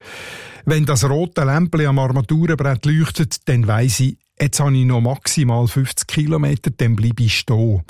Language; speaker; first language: German; native; German